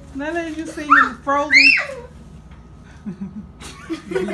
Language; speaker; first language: English; native; English